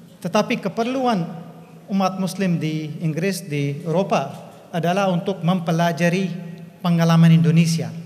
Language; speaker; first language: Indonesian; non-native, fluent; English